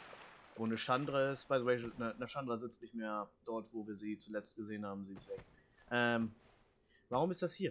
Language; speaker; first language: German; native; German